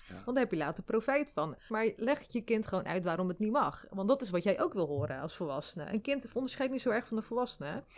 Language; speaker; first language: Dutch; early bilingual, other home language; Armenian